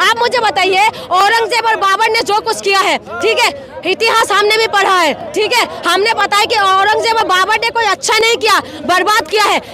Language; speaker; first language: Hindi; non-native, local second language; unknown